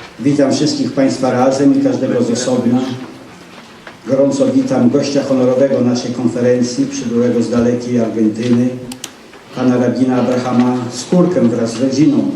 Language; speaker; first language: Polish; native; Polish